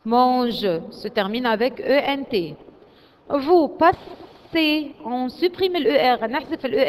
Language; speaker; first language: French; non-native, fluent; Arabic